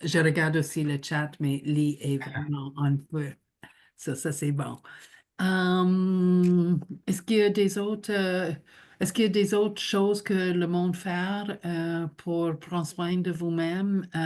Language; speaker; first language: French; non-native, local second language; English